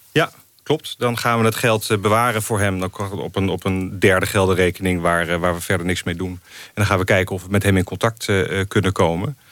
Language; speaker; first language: Dutch; native; Dutch